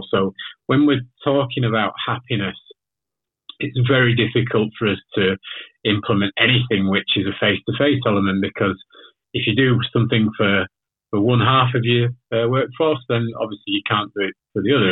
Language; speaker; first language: English; native; English